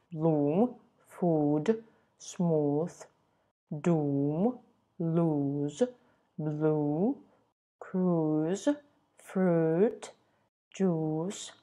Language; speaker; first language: English; non-native, fluent; Russian